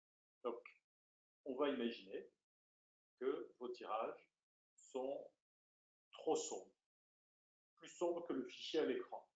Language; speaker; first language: French; native; French